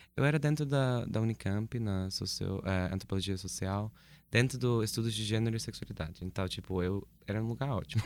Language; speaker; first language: Portuguese; non-native, fluent; English